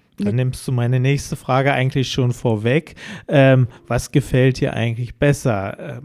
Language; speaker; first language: German; native; German